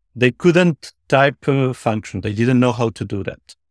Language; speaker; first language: English; non-native, fluent; Italian